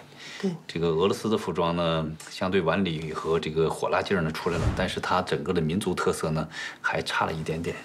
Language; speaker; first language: Chinese; native; Chinese